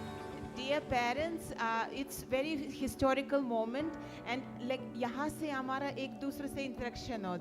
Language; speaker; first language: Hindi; non-native, fluent; Russian